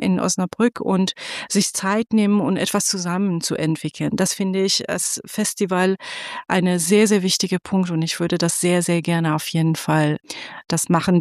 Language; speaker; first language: German; non-native, fluent; Persian